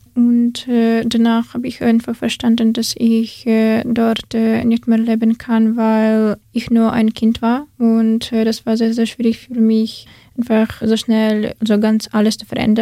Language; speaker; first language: German; non-native, learner; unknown